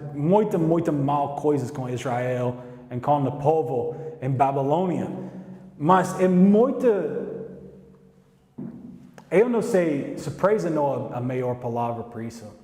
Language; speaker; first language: Portuguese; non-native, learner; English